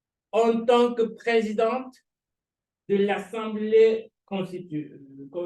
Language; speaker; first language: French; non-native, fluent; Japanese